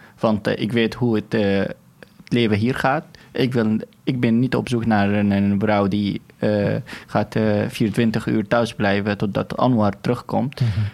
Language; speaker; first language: Dutch; non-native, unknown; Arabic